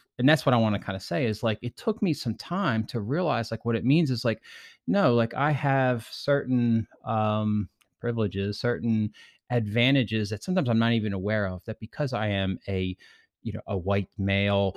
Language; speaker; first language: English; native; English